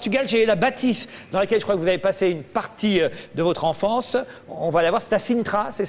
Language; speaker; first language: French; native; French